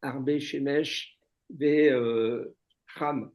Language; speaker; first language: Hebrew; non-native, learner; French